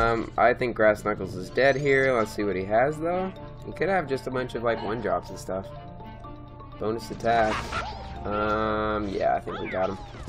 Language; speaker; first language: English; native; English